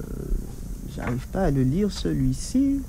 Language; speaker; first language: French; native; French